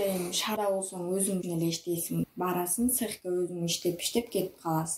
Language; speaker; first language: Kyrgyz; native; Kyrgyz